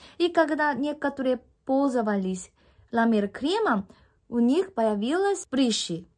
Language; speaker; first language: Russian; non-native, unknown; Korean